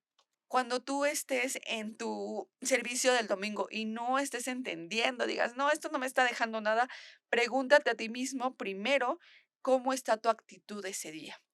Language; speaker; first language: Spanish; native; Spanish